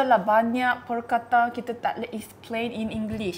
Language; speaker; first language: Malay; non-native, fluent; Korean